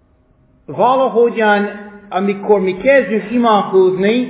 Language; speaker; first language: Hungarian; non-native, fluent; English